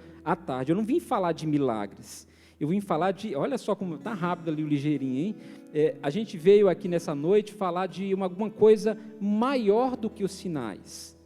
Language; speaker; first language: Portuguese; native; Portuguese